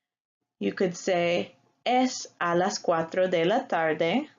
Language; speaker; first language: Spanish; non-native, fluent; English